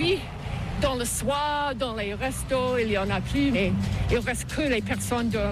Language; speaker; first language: French; non-native, learner; English